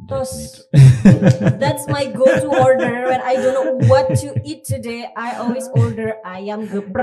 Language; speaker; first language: English; non-native, fluent; Indonesian